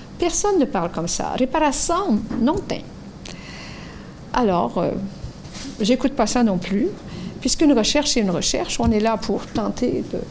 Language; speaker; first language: French; native; French